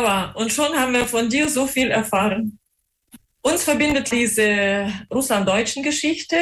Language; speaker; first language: German; non-native, fluent; Russian